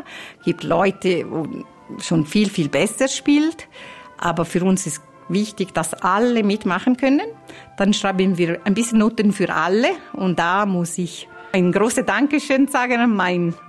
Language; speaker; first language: German; non-native, fluent; Italian